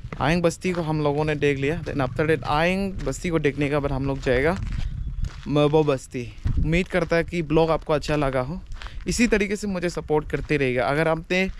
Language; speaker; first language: Hindi; non-native, local second language; Adi